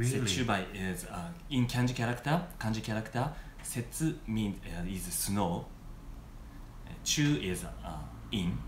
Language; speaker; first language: English; non-native, learner; Japanese